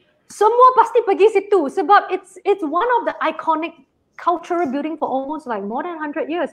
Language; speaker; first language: English; non-native, local second language; Chinese